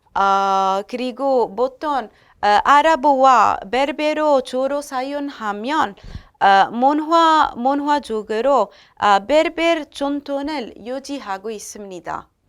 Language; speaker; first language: Korean; non-native, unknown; Arabic